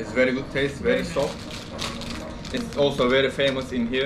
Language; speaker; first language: English; non-native, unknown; Turkish